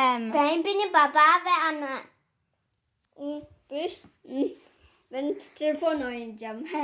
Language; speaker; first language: Turkish; early bilingual, heritage; Turkish